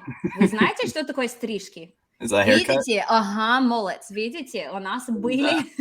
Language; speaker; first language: Russian; non-native, fluent; English